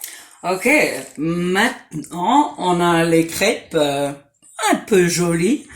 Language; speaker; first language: French; non-native, fluent; English